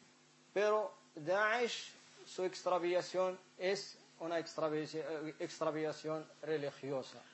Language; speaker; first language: Spanish; non-native, fluent; Arabic